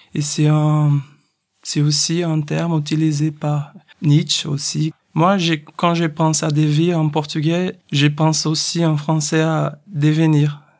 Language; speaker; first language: French; non-native, fluent; Portuguese